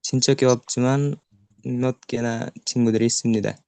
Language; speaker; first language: Korean; non-native, learner; Uzbek